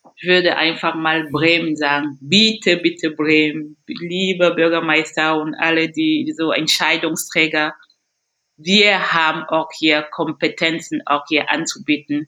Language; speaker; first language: German; non-native, fluent; French